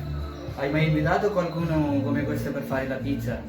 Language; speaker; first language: Italian; non-native, learner; Urdu